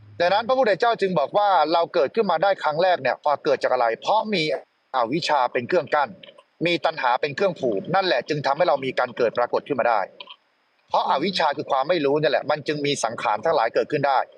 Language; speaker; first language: Thai; native; Thai